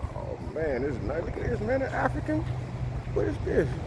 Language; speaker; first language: English; native; English